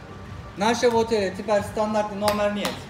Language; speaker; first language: Russian; non-native, learner; Turkish